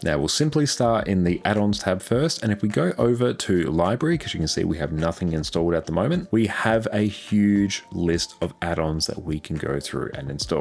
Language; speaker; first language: English; native; English